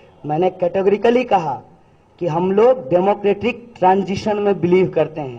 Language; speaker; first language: Hindi; native; Hindi